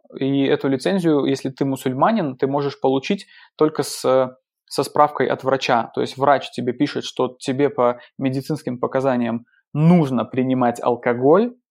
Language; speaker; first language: Russian; native; Russian